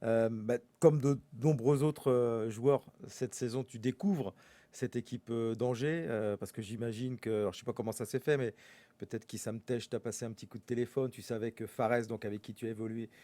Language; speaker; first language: French; native; French